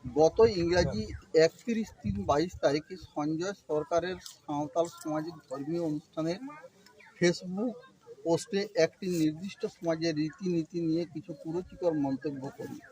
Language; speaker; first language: Bangla; native; Bangla